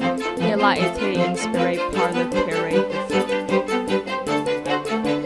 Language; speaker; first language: French; non-native, learner; English